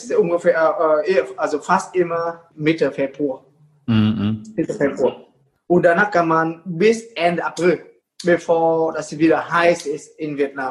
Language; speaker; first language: German; non-native, fluent; Vietnamese